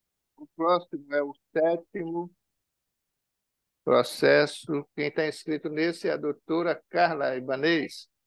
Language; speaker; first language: Portuguese; native; Portuguese